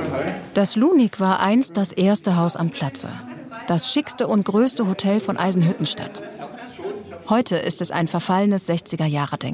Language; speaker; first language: German; native; German